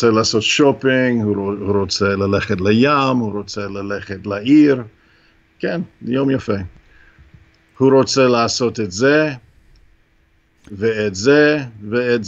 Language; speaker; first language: Hebrew; non-native, fluent; English